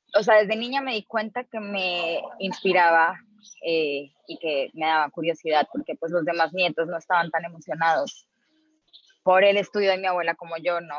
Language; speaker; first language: Spanish; native; Spanish